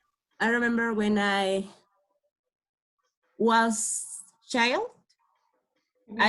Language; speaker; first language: English; non-native, learner; Spanish